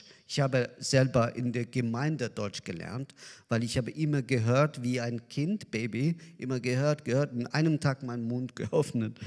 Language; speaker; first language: German; non-native, learner; Azerbaijani